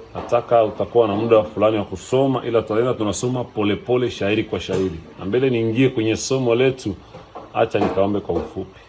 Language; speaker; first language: Swahili; native; Swahili